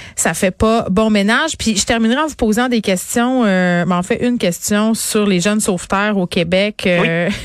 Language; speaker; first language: French; native; French